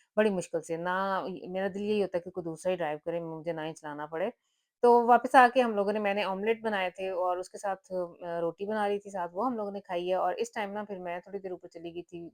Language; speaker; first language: Urdu; non-native, local second language; Punjabi